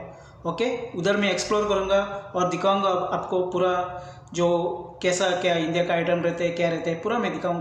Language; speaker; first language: Hindi; non-native, local second language; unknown